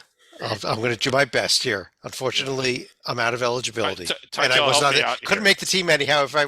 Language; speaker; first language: English; native; English